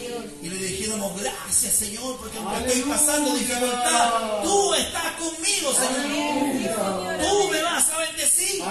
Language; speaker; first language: Spanish; native; Spanish